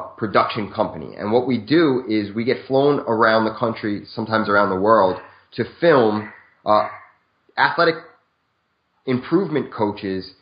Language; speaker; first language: English; native; English